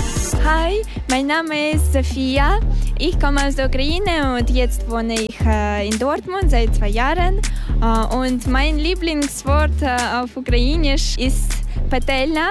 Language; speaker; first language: German; non-native, learner; Russian